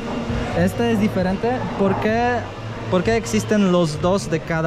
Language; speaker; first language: Spanish; non-native, learner; Polish